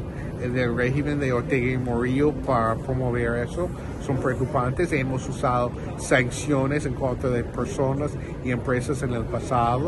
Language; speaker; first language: Spanish; non-native, fluent; English